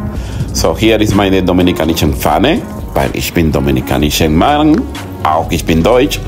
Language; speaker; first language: German; non-native, learner; Spanish